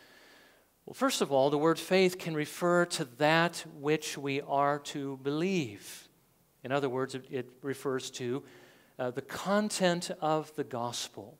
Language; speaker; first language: English; native; English